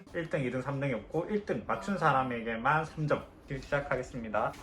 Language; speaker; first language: Korean; native; Korean